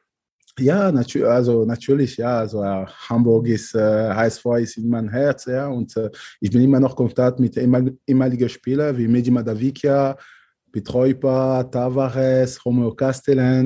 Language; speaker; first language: German; non-native, fluent; French